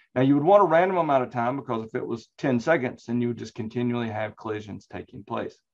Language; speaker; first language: English; native; English